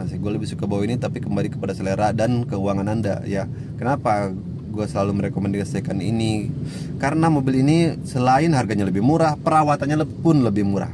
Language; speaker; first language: Indonesian; native; Indonesian